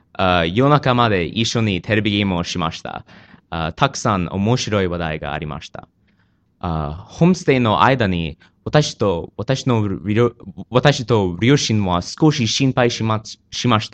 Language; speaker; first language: Japanese; non-native, learner; English